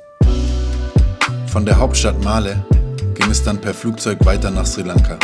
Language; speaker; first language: German; native; German